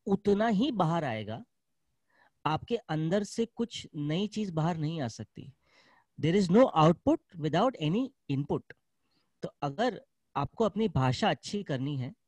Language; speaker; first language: Hindi; native; Hindi